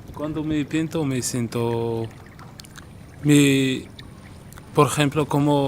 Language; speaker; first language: Spanish; non-native, learner; Arabic